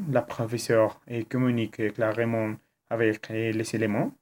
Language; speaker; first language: French; non-native, learner; Spanish